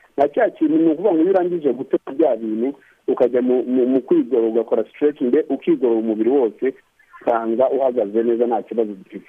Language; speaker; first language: Kinyarwanda; native; Kinyarwanda